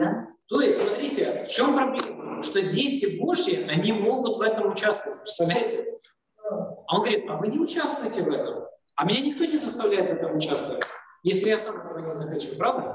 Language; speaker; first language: Russian; native; Russian